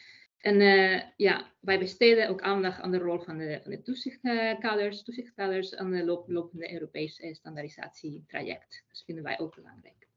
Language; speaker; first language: Dutch; non-native, fluent; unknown